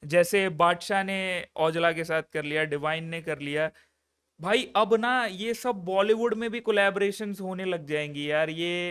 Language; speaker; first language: Hindi; non-native, local second language; Malayalam